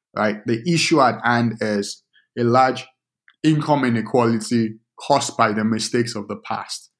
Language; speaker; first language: English; non-native, local second language; Yoruba